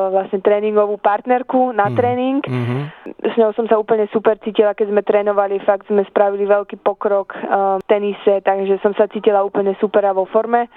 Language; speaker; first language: Slovak; early bilingual, heritage; Slovak